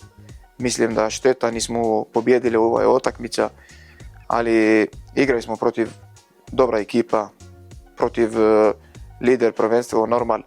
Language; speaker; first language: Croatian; non-native, learner; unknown